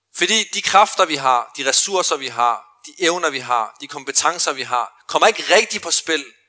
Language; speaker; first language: Danish; early bilingual, other home language; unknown